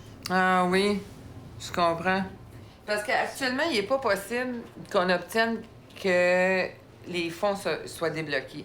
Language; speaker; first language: French; native; French